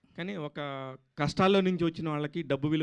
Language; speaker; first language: Telugu; native; Telugu